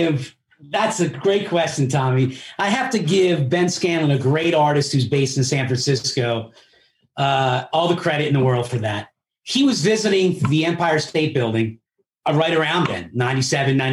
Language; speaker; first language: English; early bilingual, other home language; Italian